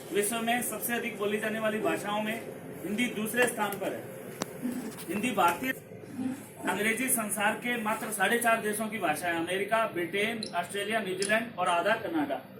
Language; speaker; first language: Hindi; non-native, local second language; Punjabi